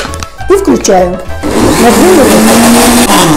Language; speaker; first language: Russian; native; Russian